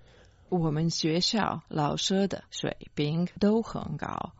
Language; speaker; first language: Chinese; non-native, learner; Croatian